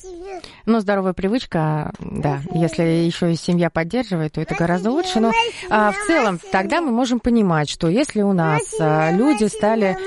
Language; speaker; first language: Russian; native; Russian